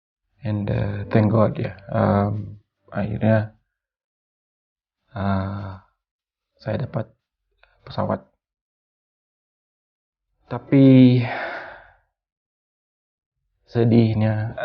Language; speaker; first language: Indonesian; non-native, fluent; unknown